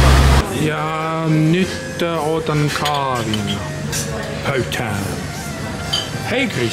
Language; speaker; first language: Swedish; non-native, learner; Italian